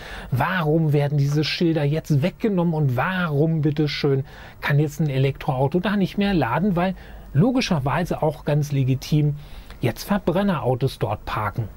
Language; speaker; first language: German; native; German